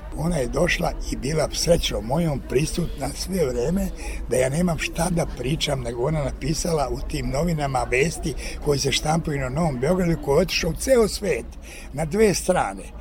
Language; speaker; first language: Serbian; native; Serbian